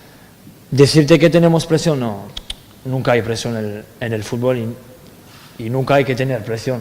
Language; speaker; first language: Spanish; non-native, fluent; French